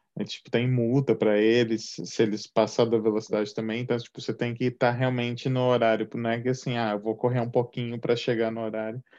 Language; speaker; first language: Portuguese; native; Portuguese